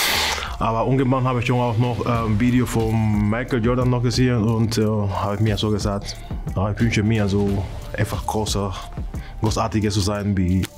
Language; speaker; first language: German; non-native, learner; Spanish